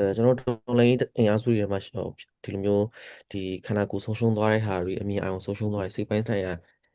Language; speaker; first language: Burmese; non-native, local second language; S'gaw Karen